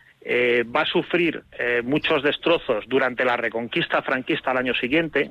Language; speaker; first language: Spanish; native; Spanish